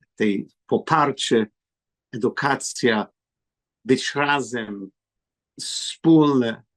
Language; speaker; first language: Polish; non-native, learner; English